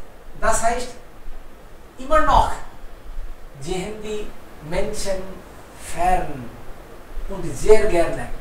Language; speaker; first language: German; non-native, fluent; Hindi